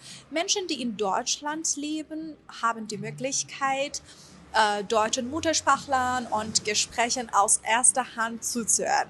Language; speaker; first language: German; non-native, fluent; Persian